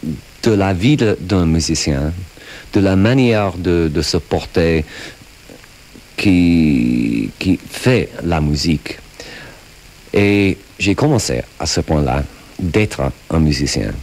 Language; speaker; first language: French; non-native, fluent; English